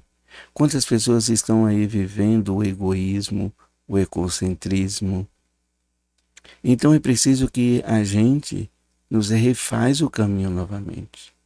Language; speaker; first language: Portuguese; native; Portuguese